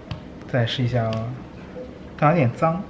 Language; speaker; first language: Chinese; native; Chinese